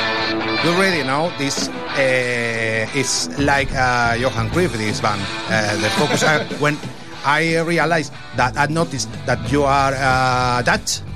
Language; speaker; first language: English; non-native, learner; Spanish